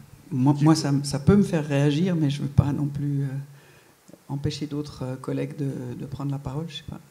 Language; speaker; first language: French; native; French